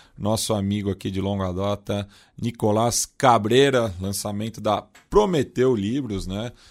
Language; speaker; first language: Portuguese; native; Portuguese